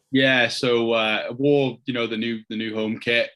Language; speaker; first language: English; native; English